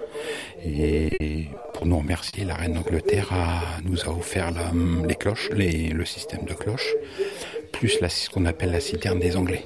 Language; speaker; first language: French; native; French